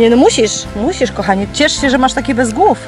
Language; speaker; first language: Polish; native; Polish